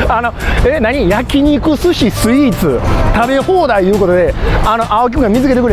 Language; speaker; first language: Japanese; native; Japanese